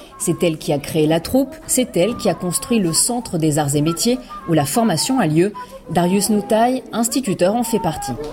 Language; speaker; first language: French; native; French